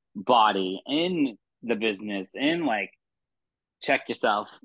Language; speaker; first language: English; native; English